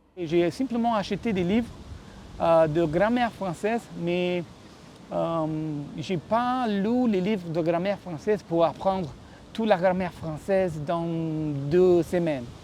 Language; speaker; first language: French; non-native, fluent; Italian